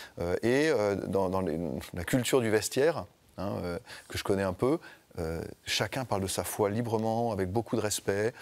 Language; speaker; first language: French; native; French